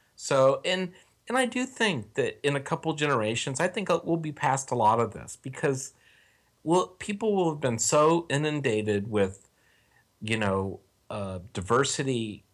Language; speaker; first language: English; native; English